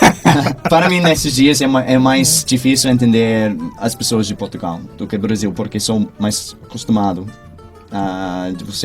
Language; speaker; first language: Portuguese; non-native, fluent; English